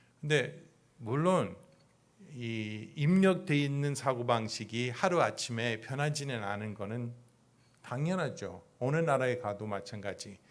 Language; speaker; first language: Korean; non-native, fluent; English